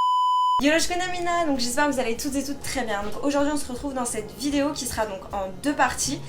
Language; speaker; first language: French; native; French